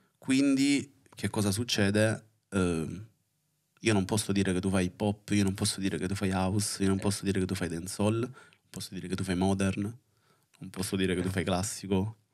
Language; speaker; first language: Italian; native; Italian